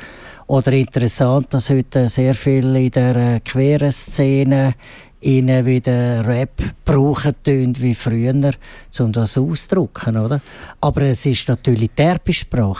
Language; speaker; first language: German; native; German